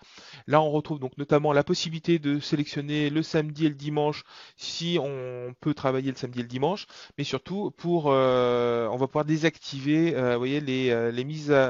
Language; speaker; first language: French; native; French